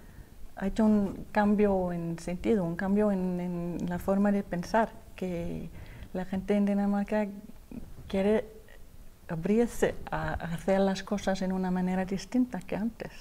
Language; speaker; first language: Spanish; non-native, learner; Danish